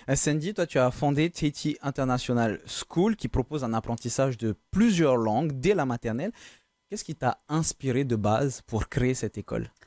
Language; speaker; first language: French; native; French